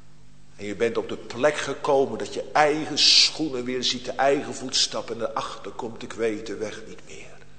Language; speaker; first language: Dutch; native; Dutch